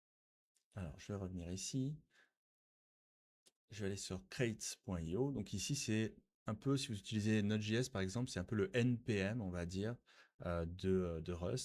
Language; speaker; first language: French; native; French